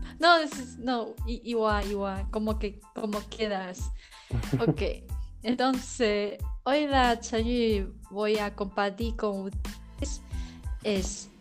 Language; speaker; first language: Spanish; non-native, learner; Chinese